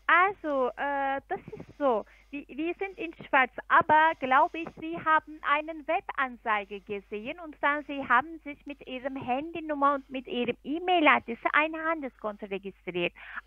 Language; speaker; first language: German; non-native, fluent; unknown